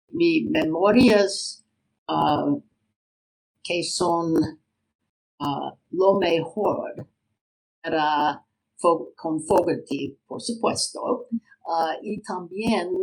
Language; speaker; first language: Spanish; non-native, learner; English